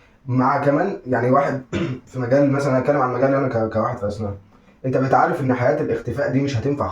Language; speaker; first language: Arabic; native; Arabic